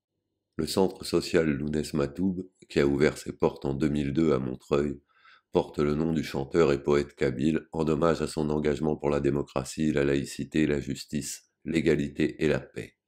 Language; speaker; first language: French; native; French